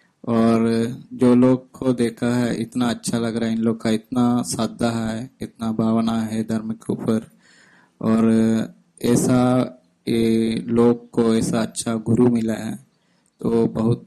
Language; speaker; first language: Hindi; non-native, fluent; Sinhala